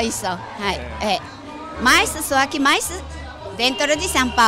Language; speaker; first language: Portuguese; non-native, learner; Japanese